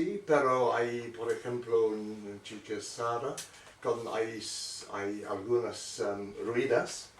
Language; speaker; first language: Spanish; non-native, learner; English